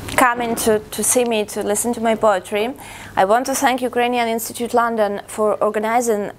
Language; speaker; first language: English; non-native, fluent; Russian